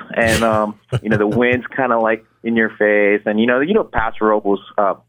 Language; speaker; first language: English; non-native, local second language; Filipino